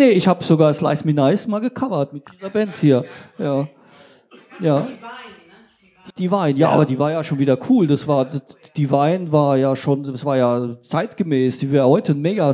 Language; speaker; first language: German; native; German